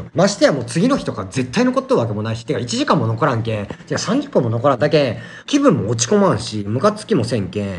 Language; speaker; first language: Japanese; native; Japanese